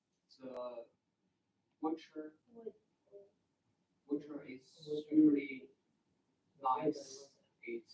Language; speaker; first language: English; non-native, learner; Nepali